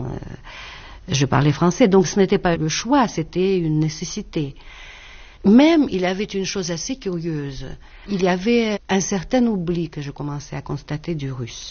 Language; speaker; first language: French; non-native, fluent; Russian